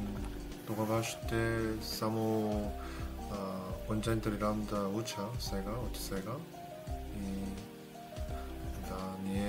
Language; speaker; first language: Bulgarian; non-native, learner; Korean